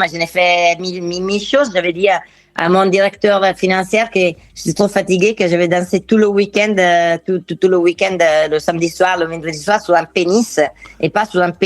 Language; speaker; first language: French; non-native, fluent; Italian